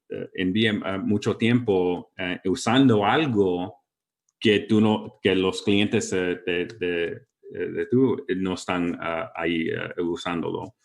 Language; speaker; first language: Spanish; early bilingual, heritage; English